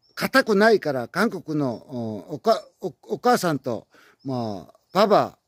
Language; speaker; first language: Japanese; non-native, learner; Korean